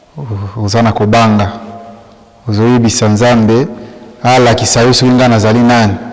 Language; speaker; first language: Lingala; non-native, local second language; Swahili